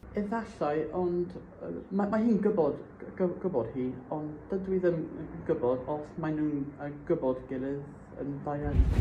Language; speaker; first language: Welsh; non-native, local second language; English